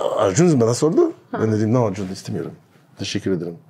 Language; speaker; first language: Turkish; non-native, learner; French